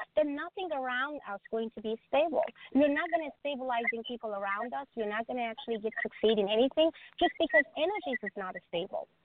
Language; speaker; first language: English; non-native, fluent; Persian